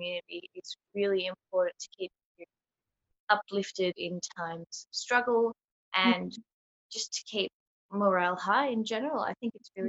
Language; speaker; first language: English; native; English